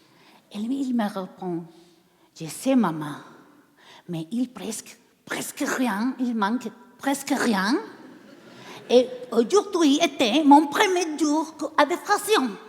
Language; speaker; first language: French; non-native, learner; Spanish